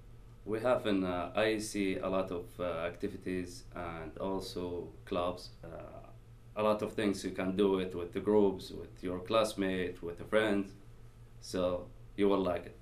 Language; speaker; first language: English; non-native, learner; Arabic